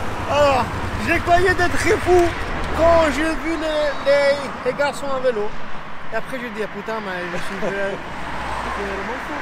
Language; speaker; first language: French; non-native, fluent; Italian